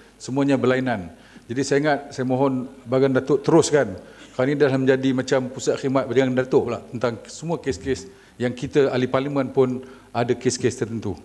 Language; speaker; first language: Malay; native; Malay